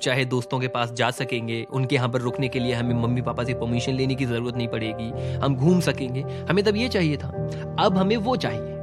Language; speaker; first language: Hindi; native; Hindi